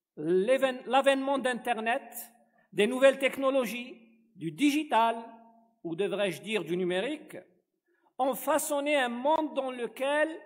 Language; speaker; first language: French; non-native, local second language; Arabic